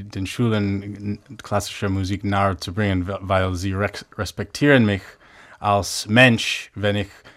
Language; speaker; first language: German; non-native, fluent; English